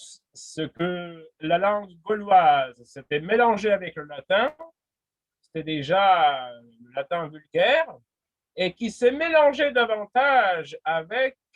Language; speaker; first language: French; non-native, fluent; Russian